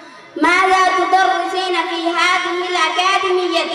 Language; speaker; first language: Arabic; non-native, learner; Urdu